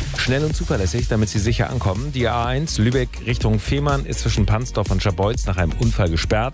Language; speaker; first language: German; native; German